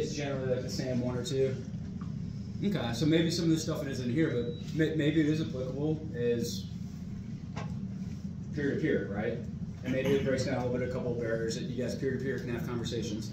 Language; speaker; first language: English; native; English